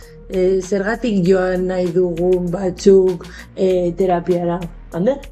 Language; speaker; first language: Basque; non-native, fluent; Spanish